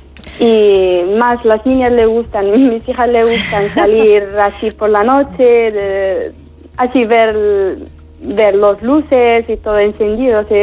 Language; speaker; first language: Spanish; non-native, fluent; Arabic